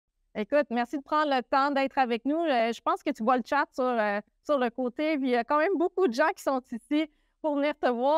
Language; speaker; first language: French; native; French